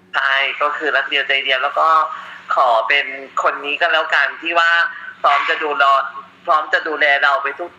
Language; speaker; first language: Thai; native; Thai